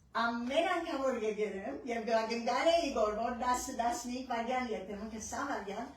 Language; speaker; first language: Armenian; early bilingual, heritage; Armenian